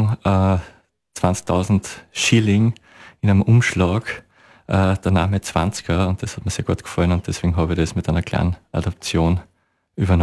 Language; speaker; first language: German; native; German